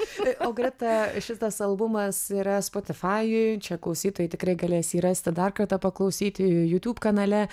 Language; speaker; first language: Lithuanian; native; Lithuanian